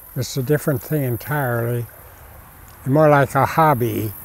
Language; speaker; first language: English; native; English